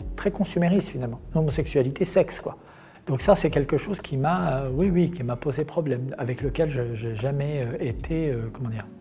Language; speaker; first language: French; non-native, local second language; Arabic